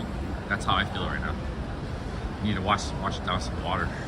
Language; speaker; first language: English; native; English